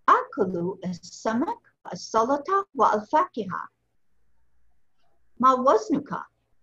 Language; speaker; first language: Arabic; non-native, fluent; English